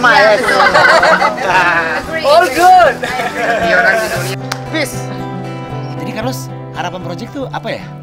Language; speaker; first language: Indonesian; native; Indonesian